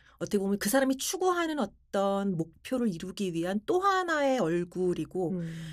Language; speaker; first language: Korean; native; Korean